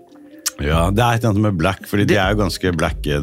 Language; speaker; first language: Norwegian; native; Norwegian